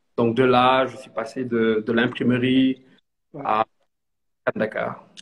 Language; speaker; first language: French; non-native, local second language; Wolof